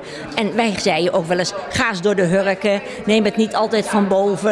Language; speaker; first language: Dutch; native; Dutch